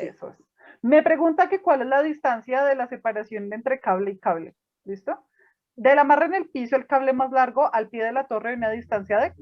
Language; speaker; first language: Spanish; native; Spanish